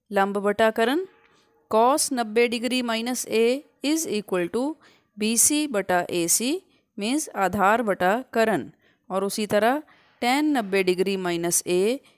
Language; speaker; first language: Hindi; non-native, local second language; Punjabi